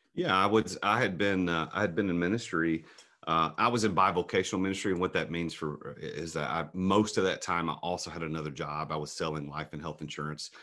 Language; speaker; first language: English; native; English